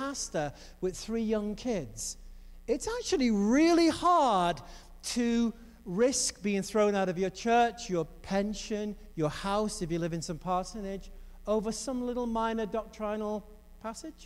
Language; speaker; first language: English; native; English